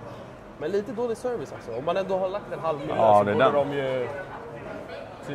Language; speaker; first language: Swedish; native; Swedish